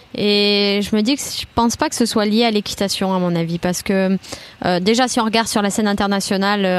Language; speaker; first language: French; native; French